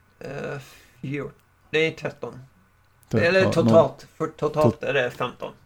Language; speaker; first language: Swedish; non-native, learner; English